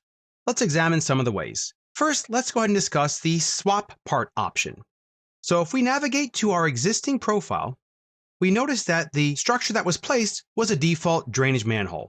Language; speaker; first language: English; native; English